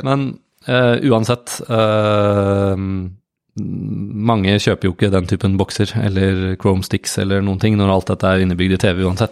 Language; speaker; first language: Norwegian; native; Norwegian